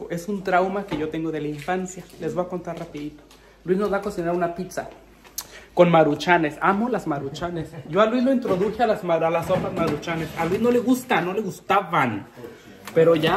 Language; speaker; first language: Spanish; native; Spanish